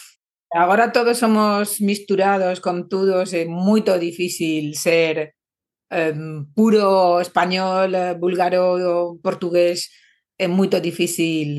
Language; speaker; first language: Portuguese; non-native, fluent; Spanish